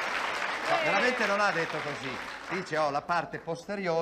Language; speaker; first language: Italian; native; Italian